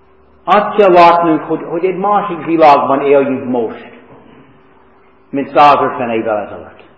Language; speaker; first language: Hungarian; non-native, fluent; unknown